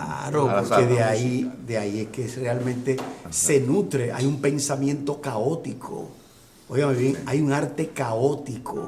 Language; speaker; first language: Spanish; native; Spanish